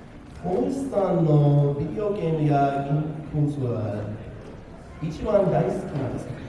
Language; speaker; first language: Japanese; non-native, learner; English